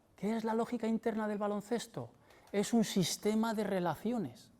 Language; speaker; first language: Spanish; native; Spanish